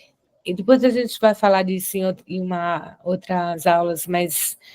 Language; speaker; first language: Portuguese; non-native, fluent; French